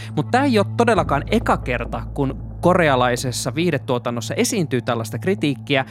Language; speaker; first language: Finnish; native; Finnish